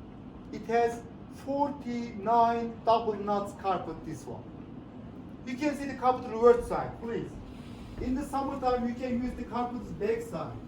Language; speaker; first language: English; non-native, learner; Turkish